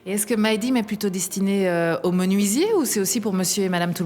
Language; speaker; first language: French; native; French